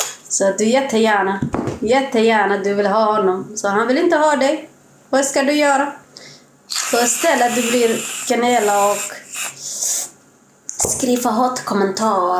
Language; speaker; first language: Swedish; non-native, learner; Somali